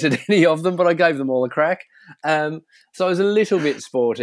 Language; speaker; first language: English; native; English